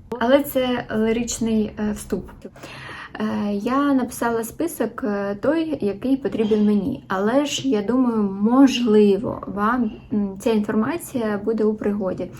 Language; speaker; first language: Ukrainian; non-native, local second language; Russian